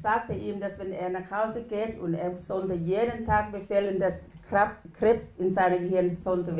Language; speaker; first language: German; non-native, learner; Thai